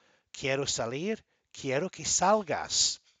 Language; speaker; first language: Spanish; non-native, fluent; English